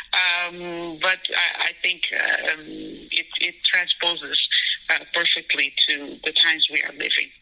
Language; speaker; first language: English; non-native, fluent; Portuguese